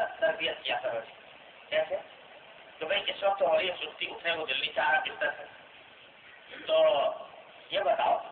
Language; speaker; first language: Urdu; non-native, local second language; Pashto